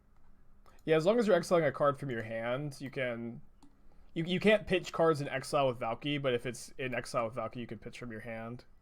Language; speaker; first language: English; native; English